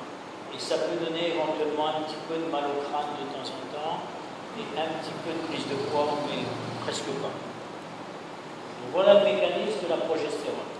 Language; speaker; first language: French; native; French